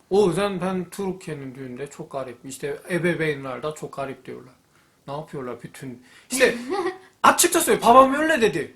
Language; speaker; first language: Turkish; non-native, fluent; Korean